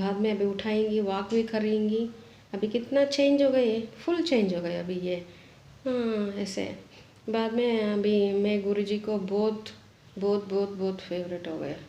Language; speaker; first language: Hindi; non-native, local second language; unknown